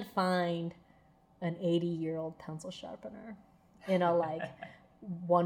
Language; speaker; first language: English; native; English